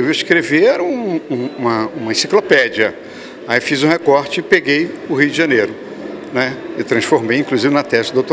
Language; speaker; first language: Portuguese; native; Portuguese